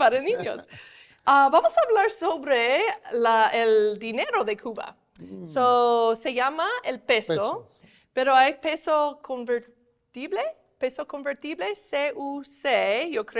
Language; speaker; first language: Spanish; non-native, fluent; English